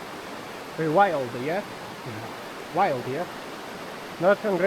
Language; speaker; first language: English; non-native, learner; Lithuanian